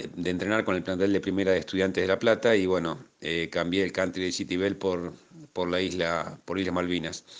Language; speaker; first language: Spanish; native; Spanish